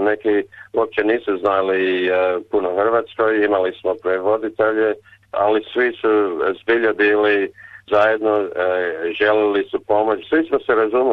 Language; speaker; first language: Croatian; early bilingual, heritage; Croatian